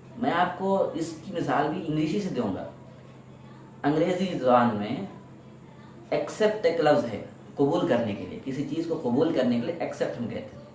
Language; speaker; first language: Urdu; native; Urdu